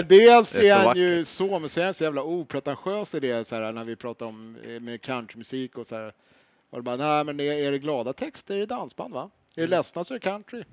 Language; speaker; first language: Swedish; native; Swedish